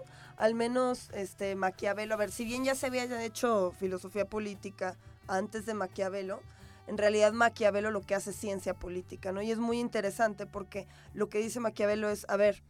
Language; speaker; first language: Spanish; native; Spanish